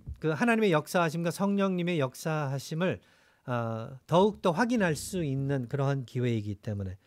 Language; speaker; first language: Korean; native; Korean